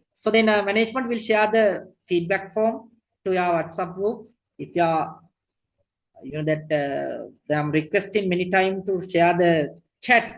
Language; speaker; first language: English; non-native, local second language; Sinhala